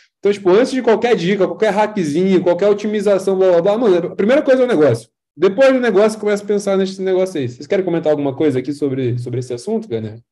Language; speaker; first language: Portuguese; native; Portuguese